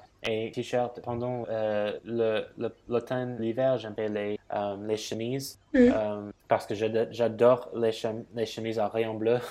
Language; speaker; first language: French; non-native, fluent; English